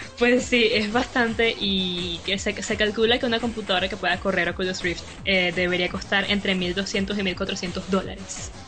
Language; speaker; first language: Spanish; native; Spanish